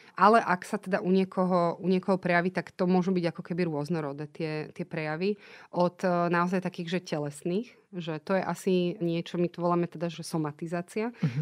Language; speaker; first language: Slovak; native; Slovak